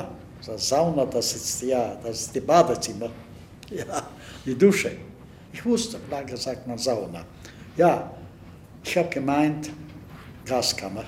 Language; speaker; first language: German; early bilingual, heritage; Czech